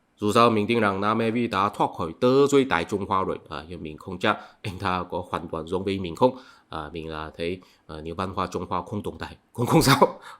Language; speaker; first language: Vietnamese; non-native, fluent; Chinese